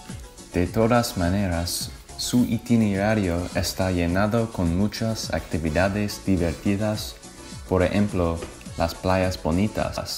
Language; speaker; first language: Spanish; non-native, learner; English